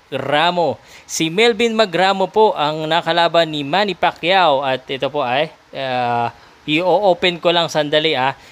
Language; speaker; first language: Filipino; native; Filipino